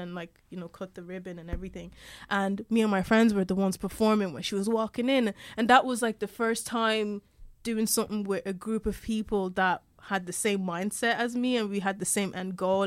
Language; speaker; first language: English; native; English